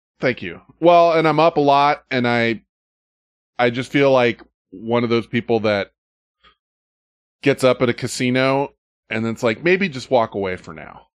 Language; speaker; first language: English; native; English